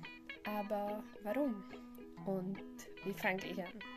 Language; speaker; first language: German; non-native, learner; Slovak